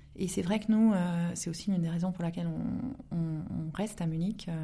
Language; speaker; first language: French; native; French